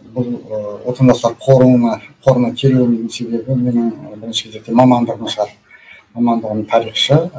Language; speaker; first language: Kazakh; native; Kazakh